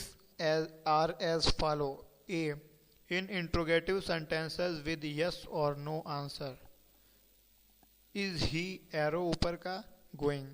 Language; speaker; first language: English; non-native, local second language; Hindi